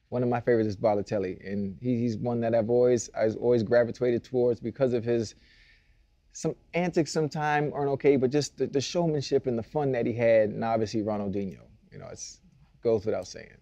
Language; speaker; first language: English; native; English